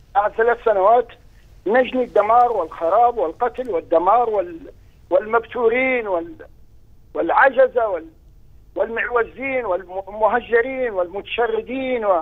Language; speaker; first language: Arabic; native; Arabic